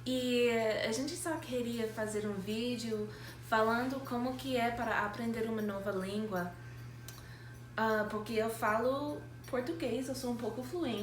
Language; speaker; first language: Portuguese; non-native, fluent; English